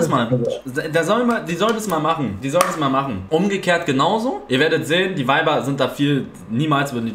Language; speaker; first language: German; native; German